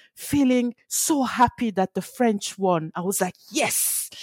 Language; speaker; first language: English; early bilingual, other home language; French